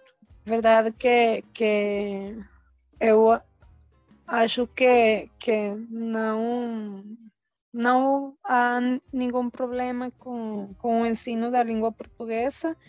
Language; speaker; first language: Portuguese; early bilingual, heritage; Spanish